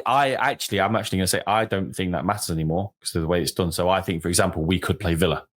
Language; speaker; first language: English; native; English